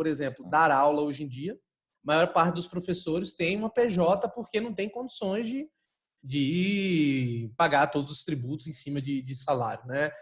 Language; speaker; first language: Portuguese; native; Portuguese